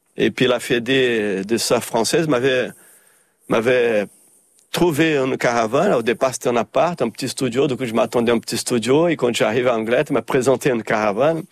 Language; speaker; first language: French; early bilingual, heritage; Portuguese